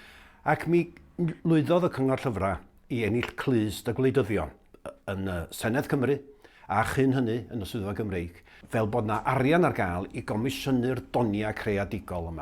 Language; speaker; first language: Welsh; native; Welsh